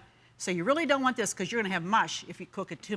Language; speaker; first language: English; native; English